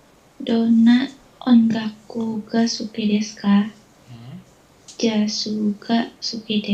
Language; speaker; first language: Japanese; non-native, learner; Indonesian